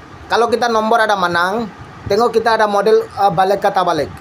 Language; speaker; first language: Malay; non-native, learner; Bangla